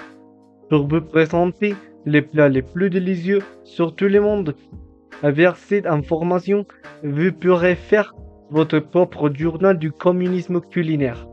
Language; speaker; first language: French; non-native, learner; Spanish